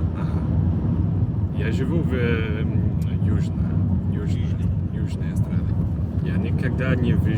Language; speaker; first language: Russian; non-native, learner; English